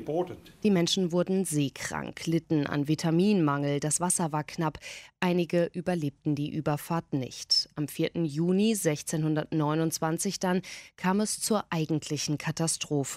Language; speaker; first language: German; native; German